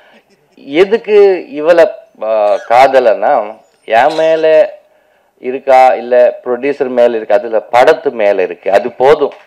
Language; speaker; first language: Tamil; non-native, local second language; Telugu